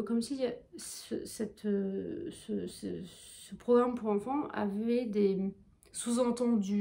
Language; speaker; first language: French; native; French